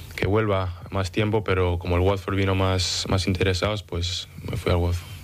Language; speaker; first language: Spanish; early bilingual, other home language; English